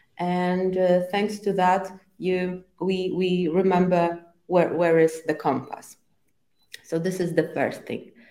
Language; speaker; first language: English; non-native, fluent; Polish